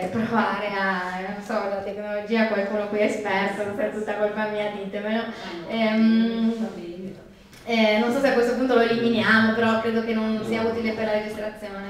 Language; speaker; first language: Italian; native; Italian